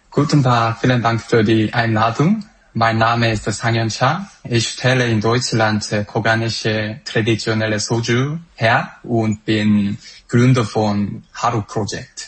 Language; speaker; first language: German; non-native, fluent; Korean